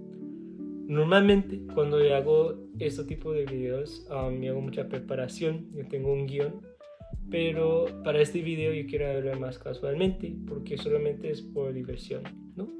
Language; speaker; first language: Spanish; non-native, learner; English